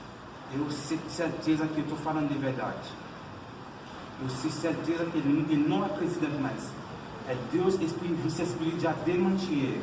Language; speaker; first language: Portuguese; non-native, learner; Haitian Creole